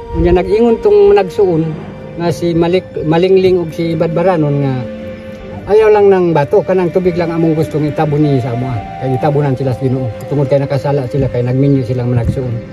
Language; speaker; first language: Cebuano; non-native, local second language; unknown